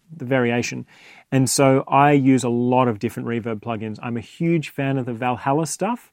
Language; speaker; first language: English; native; English